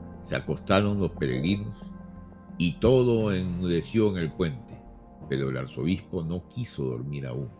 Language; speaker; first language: Spanish; native; Spanish